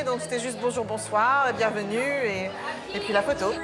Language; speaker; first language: French; native; French